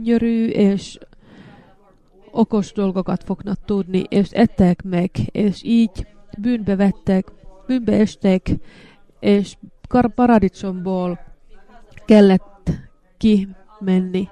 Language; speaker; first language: Hungarian; non-native, learner; Finnish